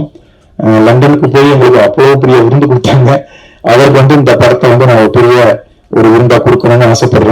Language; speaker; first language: Tamil; native; Tamil